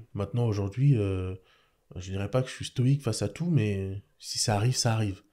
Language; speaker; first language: French; early bilingual, other home language; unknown